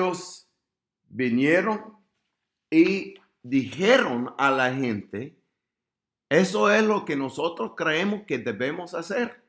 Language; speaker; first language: Spanish; non-native, fluent; English